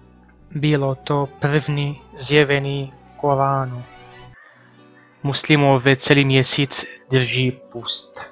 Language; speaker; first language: Czech; non-native, learner; Arabic